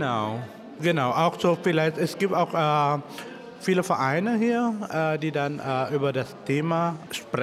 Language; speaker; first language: German; non-native, fluent; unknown